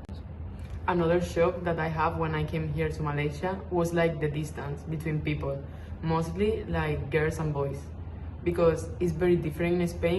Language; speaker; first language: English; non-native, fluent; Spanish